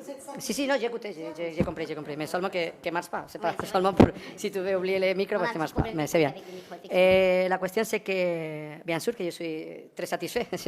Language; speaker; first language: French; non-native, learner; Spanish